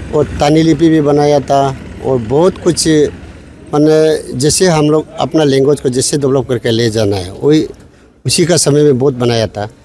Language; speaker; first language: Hindi; non-native, local second language; Nyishi